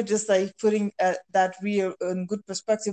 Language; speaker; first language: English; non-native, fluent; French